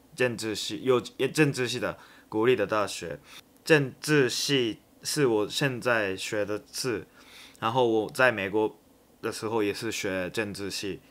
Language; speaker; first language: Chinese; non-native, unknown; Japanese